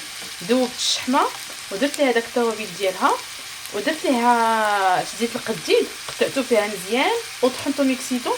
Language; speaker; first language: Arabic; native; Arabic